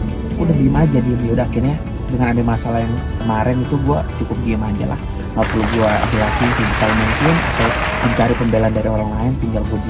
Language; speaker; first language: Indonesian; native; Indonesian